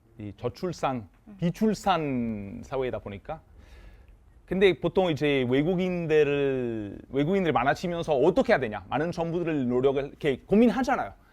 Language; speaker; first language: Korean; non-native, fluent; Italian